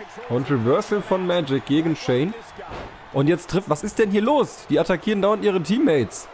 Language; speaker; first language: German; native; German